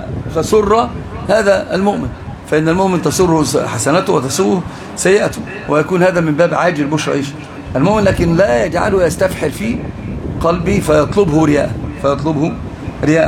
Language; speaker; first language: Arabic; native; Arabic